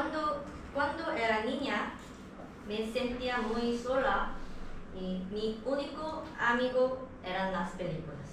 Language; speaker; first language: Spanish; non-native, learner; Korean